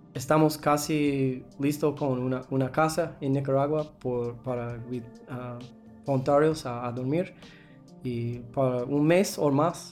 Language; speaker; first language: Spanish; non-native, learner; English